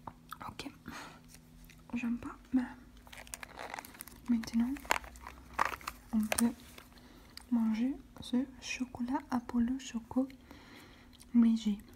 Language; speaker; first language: French; non-native, fluent; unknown